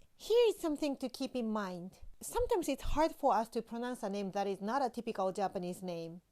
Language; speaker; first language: English; non-native, fluent; Japanese